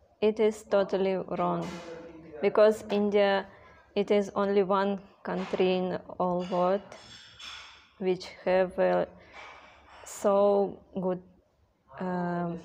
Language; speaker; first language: English; non-native, learner; Russian